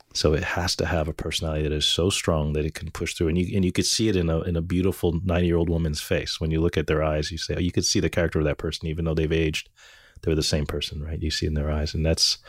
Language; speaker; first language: English; native; English